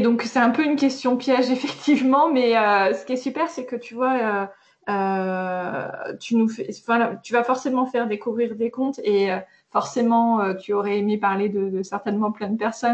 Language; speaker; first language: French; native; French